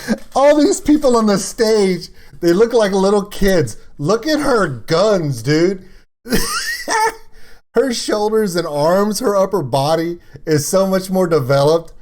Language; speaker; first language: English; native; English